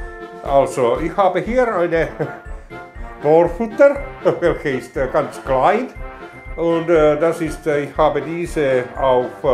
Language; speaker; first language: German; non-native, learner; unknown